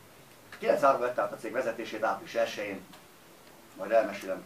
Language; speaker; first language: Hungarian; native; Hungarian